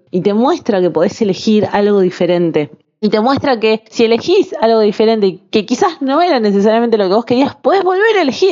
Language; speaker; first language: Spanish; native; Spanish